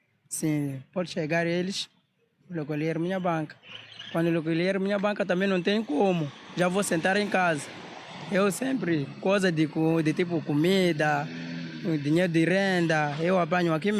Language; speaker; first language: Portuguese; non-native, local second language; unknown